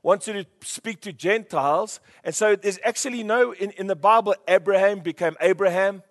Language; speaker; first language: English; native; English